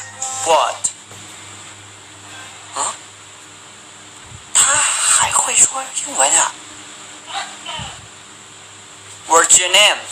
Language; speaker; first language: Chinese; non-native, learner; Hmong